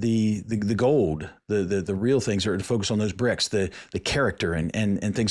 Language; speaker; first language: English; native; English